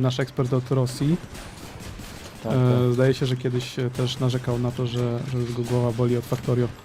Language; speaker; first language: Polish; native; Polish